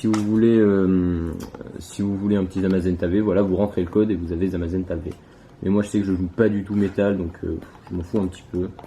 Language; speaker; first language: French; native; French